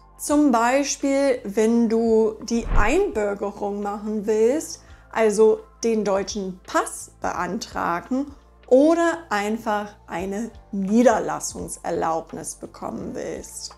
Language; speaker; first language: German; non-native, fluent; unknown